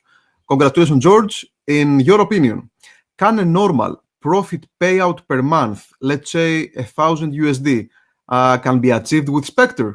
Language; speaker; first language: English; non-native, fluent; Greek